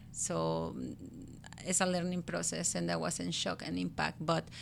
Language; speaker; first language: English; non-native, learner; Spanish